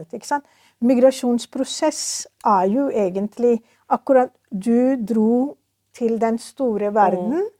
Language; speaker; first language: Norwegian; non-native, fluent; Urdu